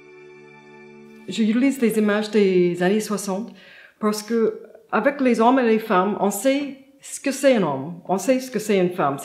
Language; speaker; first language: French; non-native, fluent; English